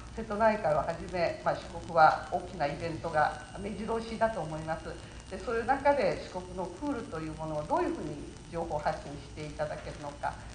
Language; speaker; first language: Japanese; native; Japanese